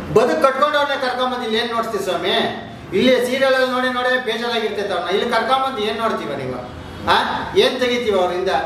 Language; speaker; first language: Kannada; native; Kannada